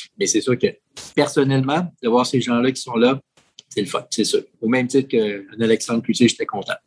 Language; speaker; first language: French; native; French